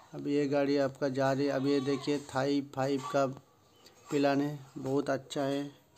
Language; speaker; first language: Hindi; non-native, local second language; Bangla